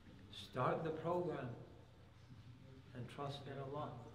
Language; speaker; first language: English; native; English